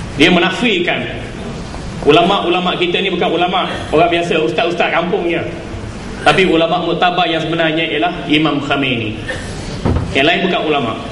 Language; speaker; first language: Malay; native; Malay